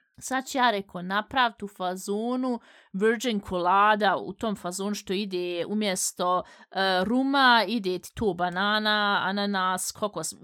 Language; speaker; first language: Bosnian; early bilingual, heritage; Bosnian